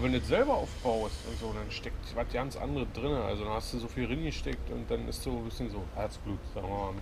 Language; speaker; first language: German; native; German